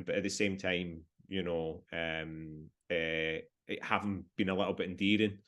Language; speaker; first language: English; native; English